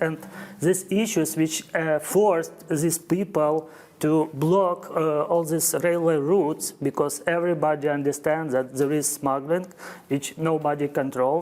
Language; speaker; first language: English; non-native, fluent; Ukrainian